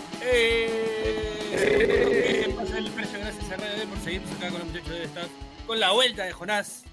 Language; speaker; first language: Spanish; native; Spanish